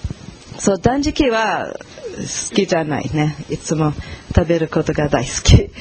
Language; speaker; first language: Japanese; non-native, fluent; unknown